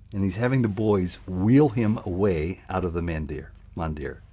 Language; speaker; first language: English; native; English